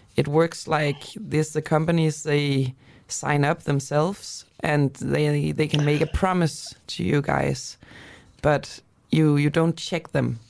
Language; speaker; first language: English; non-native, fluent; Danish